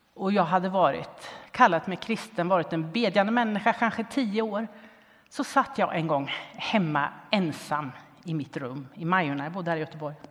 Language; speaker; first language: Swedish; native; Swedish